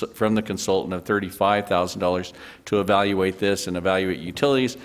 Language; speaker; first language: English; native; English